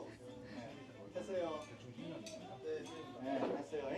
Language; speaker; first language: Korean; native; Korean